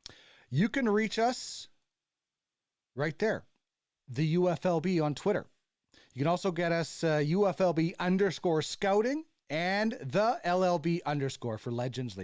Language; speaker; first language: English; native; English